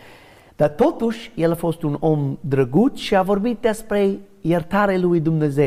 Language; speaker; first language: Romanian; non-native, learner; English